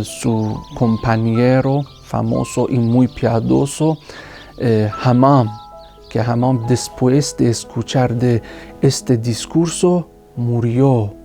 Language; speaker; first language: Spanish; non-native, fluent; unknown